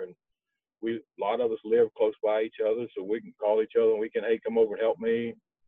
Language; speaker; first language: English; native; English